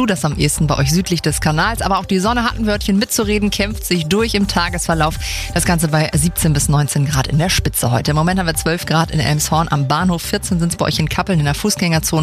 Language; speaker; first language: German; native; German